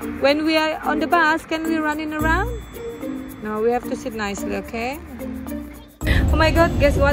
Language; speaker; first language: English; non-native, fluent; Indonesian